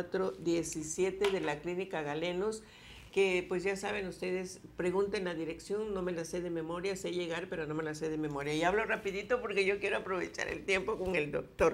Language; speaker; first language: Spanish; native; Spanish